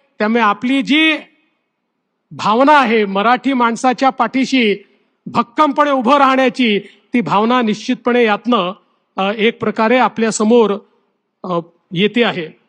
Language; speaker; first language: Marathi; native; Marathi